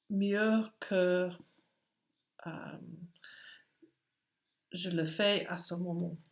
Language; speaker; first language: French; non-native, learner; English